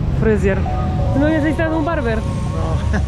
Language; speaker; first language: Spanish; non-native, learner; Polish